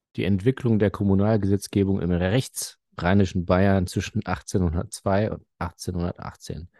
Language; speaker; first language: German; early bilingual, other home language; Arabic